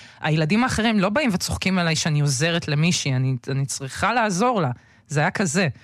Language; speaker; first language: Hebrew; early bilingual, other home language; Russian